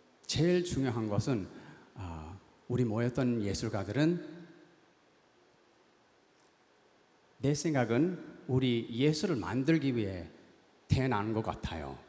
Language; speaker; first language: Korean; early bilingual, heritage; English